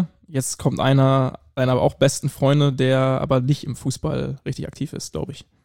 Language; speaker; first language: German; native; German